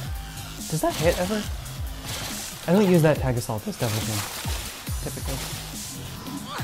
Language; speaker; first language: English; native; English